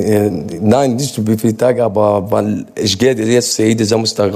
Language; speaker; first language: German; non-native, learner; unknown